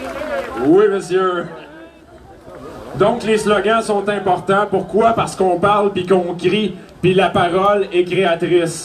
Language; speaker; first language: French; native; French